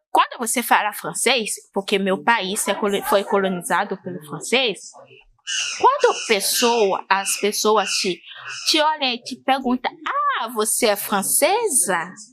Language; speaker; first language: Portuguese; non-native, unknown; Fon